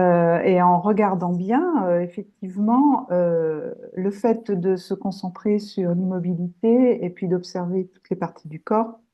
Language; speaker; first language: French; native; French